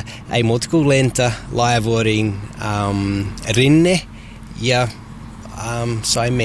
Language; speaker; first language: Finnish; non-native, learner; English